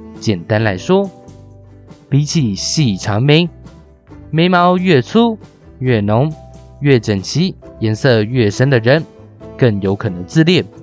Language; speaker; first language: Chinese; native; Chinese